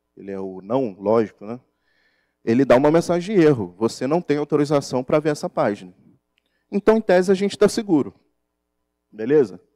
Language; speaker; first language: Portuguese; native; Portuguese